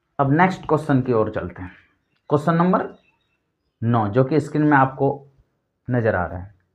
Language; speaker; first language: Hindi; native; Hindi